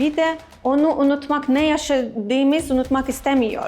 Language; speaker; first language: Turkish; non-native, learner; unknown